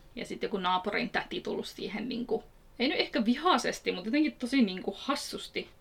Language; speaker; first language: Finnish; early bilingual, other home language; Kurdish